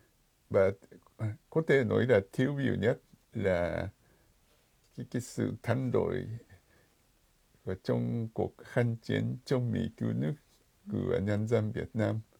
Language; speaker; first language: Vietnamese; non-native, fluent; Japanese